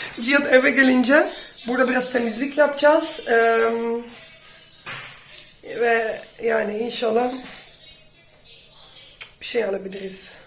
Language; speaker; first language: Turkish; early bilingual, heritage; Turkish